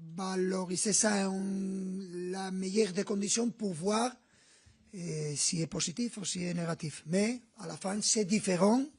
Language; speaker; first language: French; non-native, fluent; Spanish